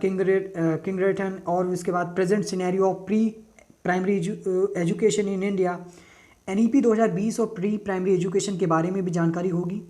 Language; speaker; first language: Hindi; native; Hindi